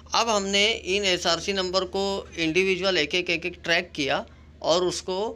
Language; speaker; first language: Hindi; non-native, local second language; Urdu